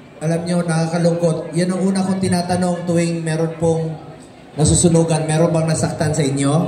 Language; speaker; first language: Filipino; non-native, local second language; Cebuano